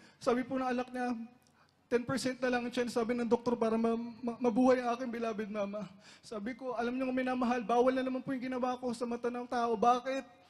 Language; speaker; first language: Filipino; native; Filipino